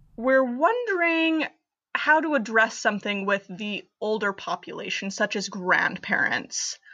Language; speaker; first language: English; native; English